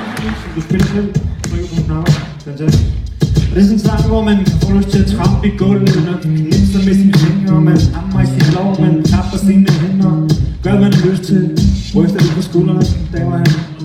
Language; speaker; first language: Danish; early bilingual, other home language; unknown